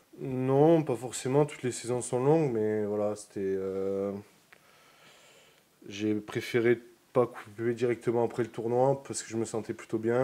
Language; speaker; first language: French; native; French